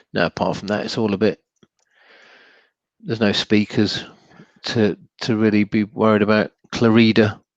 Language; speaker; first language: English; native; English